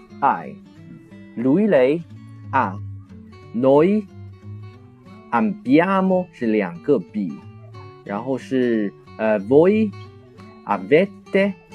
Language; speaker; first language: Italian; non-native, fluent; Chinese